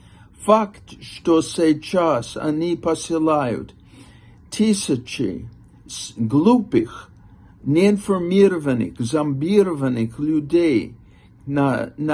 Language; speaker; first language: Russian; non-native, fluent; English